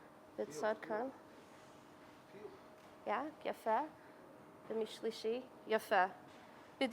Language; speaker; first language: Hebrew; non-native, fluent; English